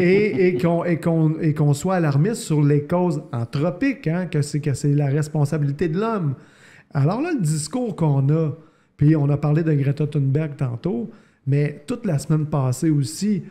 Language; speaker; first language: French; native; French